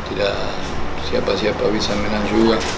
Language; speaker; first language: Indonesian; non-native, fluent; Spanish